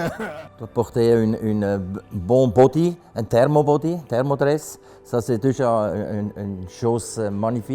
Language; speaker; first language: French; non-native, local second language; German